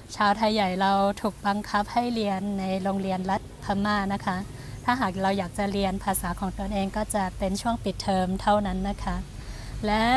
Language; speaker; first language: Thai; non-native, fluent; Burmese